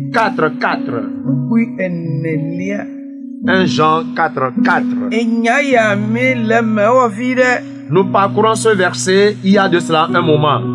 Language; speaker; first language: French; non-native, local second language; Ewe